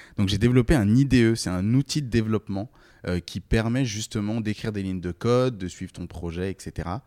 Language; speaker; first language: French; native; French